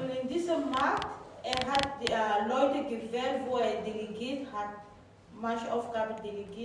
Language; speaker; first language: German; non-native, fluent; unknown